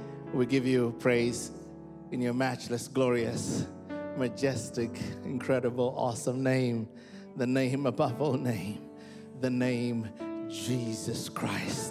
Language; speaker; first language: English; non-native, local second language; Ganda